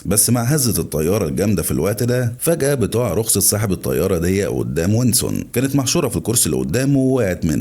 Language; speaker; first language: Arabic; native; Arabic